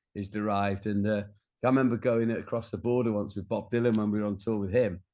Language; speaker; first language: English; native; English